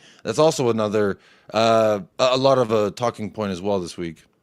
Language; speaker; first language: English; native; English